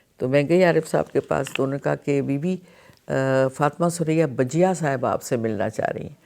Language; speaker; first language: Urdu; non-native, local second language; Sindhi